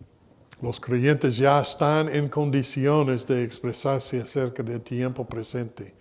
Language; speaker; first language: Spanish; non-native, fluent; English